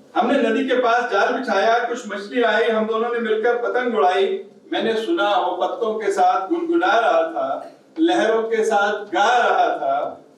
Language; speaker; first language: Hindi; native; Hindi